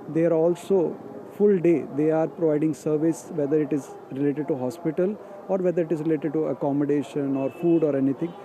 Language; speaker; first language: English; non-native, local second language; Malayalam